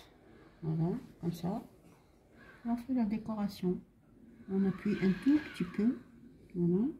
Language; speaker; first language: French; non-native, local second language; Arabic